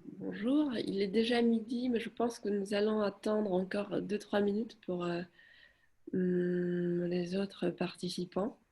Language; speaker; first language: French; non-native, fluent; Polish